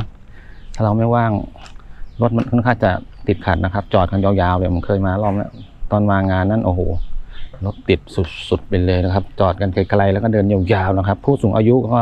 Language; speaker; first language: Thai; native; Thai